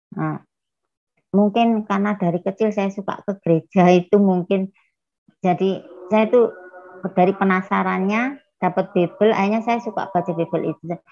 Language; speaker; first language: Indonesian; native; Indonesian